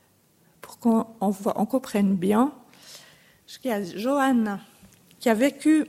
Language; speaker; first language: French; native; French